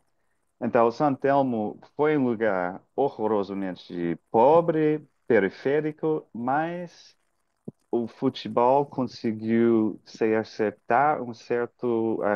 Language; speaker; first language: Portuguese; non-native, fluent; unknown